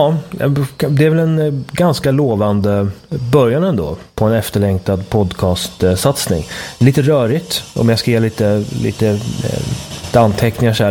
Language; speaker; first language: Swedish; native; Swedish